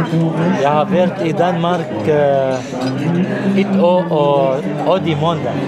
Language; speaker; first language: Danish; non-native, learner; Arabic